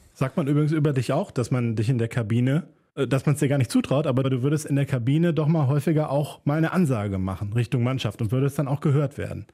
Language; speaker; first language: German; native; German